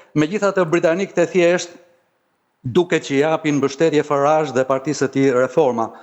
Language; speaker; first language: Albanian; native; Albanian